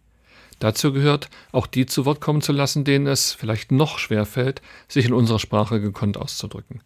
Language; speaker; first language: German; native; German